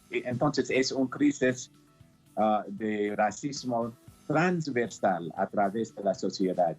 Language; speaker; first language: Spanish; non-native, fluent; English